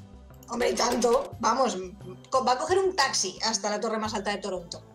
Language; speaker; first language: Spanish; native; Spanish